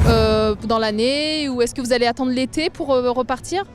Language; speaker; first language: French; native; French